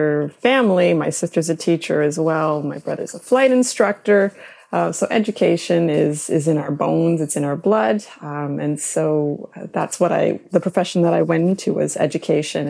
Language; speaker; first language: English; native; English